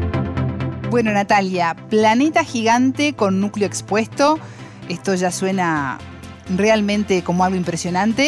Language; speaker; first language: Spanish; native; Spanish